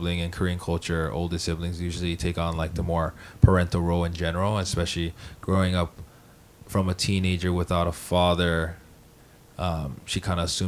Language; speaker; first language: English; native; English